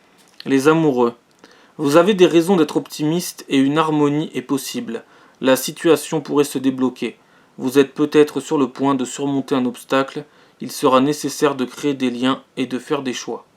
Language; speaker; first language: French; native; French